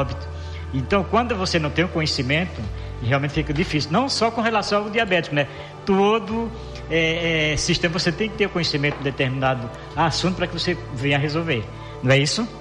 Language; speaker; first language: Portuguese; native; Portuguese